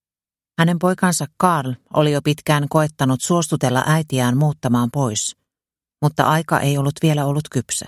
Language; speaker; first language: Finnish; native; Finnish